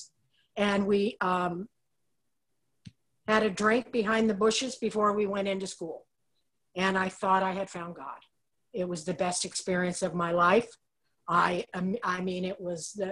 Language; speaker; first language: English; native; English